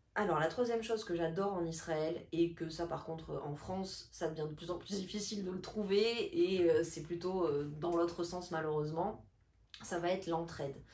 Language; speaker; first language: French; native; French